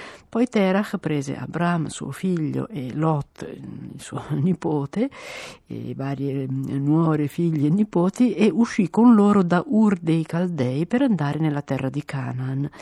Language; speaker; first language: Italian; native; Italian